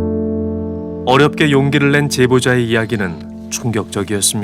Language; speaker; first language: Korean; native; Korean